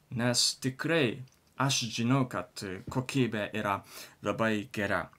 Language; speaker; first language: Lithuanian; non-native, learner; Japanese